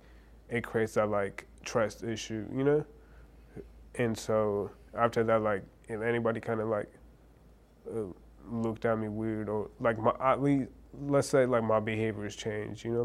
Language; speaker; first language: English; early bilingual, other home language; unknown